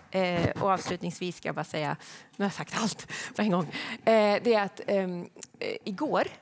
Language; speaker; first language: Swedish; native; Swedish